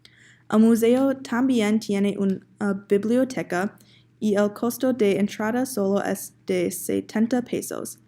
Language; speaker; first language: Spanish; non-native, learner; English